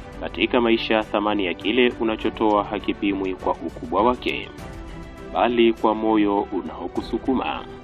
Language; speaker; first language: Swahili; native; Swahili